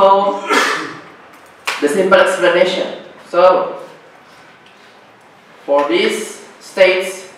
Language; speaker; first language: English; non-native, learner; Indonesian